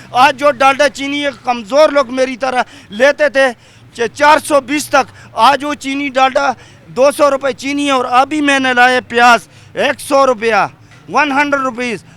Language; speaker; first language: Urdu; non-native, local second language; Pashto